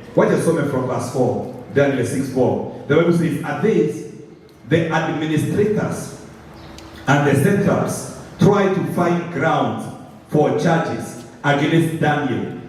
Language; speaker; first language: English; non-native, local second language; Swahili